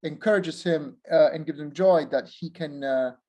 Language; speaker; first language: English; non-native, fluent; Italian